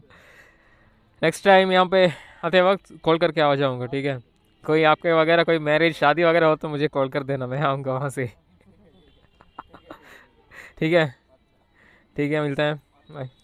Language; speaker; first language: Hindi; non-native, local second language; Malayalam